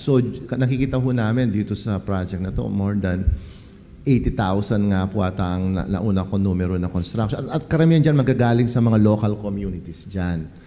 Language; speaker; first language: Filipino; non-native, local second language; Pampanga